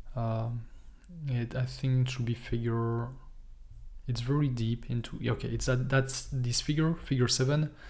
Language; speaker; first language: English; non-native, fluent; French